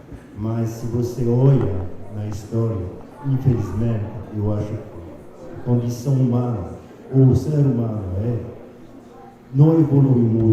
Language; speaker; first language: Portuguese; non-native, fluent; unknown